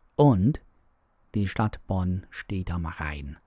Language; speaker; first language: German; non-native, fluent; English